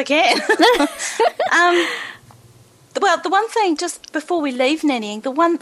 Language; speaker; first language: English; native; English